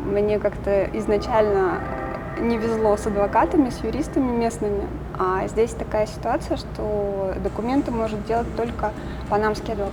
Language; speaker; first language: Russian; native; Russian